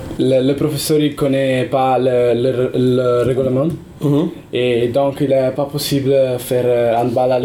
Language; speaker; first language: French; non-native, learner; Italian